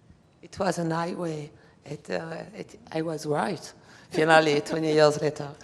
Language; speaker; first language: English; non-native, learner; French